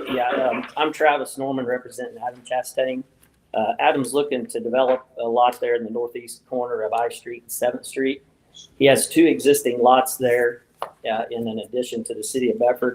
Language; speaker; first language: English; native; English